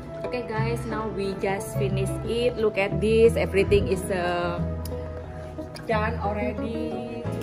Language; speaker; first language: English; non-native, learner; Indonesian